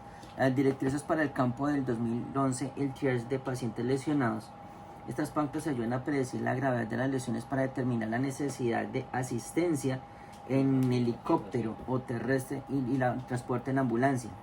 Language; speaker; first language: Spanish; native; Spanish